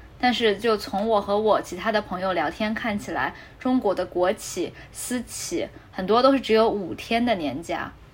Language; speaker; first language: Chinese; native; Chinese